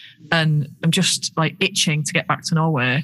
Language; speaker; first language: English; native; English